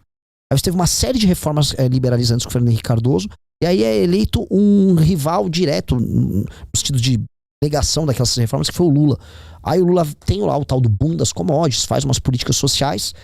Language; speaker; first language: Portuguese; native; Portuguese